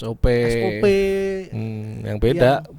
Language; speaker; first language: Indonesian; native; Indonesian